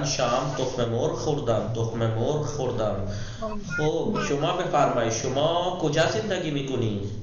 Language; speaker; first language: Persian; non-native, fluent; Urdu